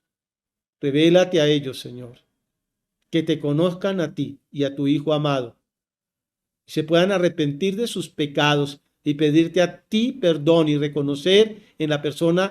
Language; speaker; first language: Spanish; native; Spanish